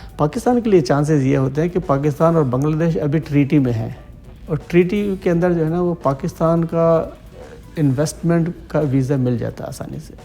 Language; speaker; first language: Urdu; native; Urdu